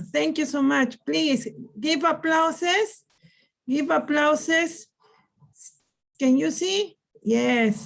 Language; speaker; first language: English; non-native, learner; Spanish